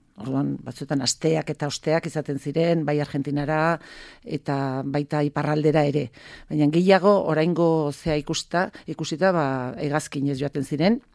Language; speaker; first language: Basque; native; Basque